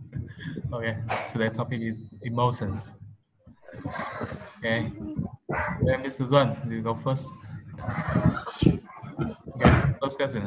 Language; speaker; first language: English; non-native, learner; Vietnamese